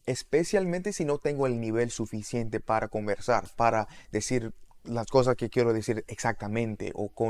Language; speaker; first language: Spanish; non-native, learner; English